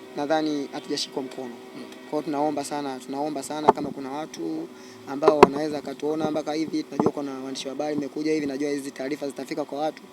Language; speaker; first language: Swahili; native; Swahili